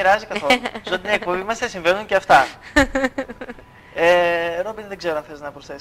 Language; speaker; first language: Greek; native; Greek